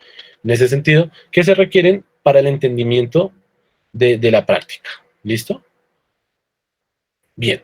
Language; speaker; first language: Spanish; native; Spanish